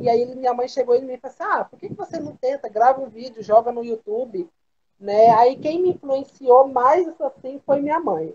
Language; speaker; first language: Portuguese; native; Portuguese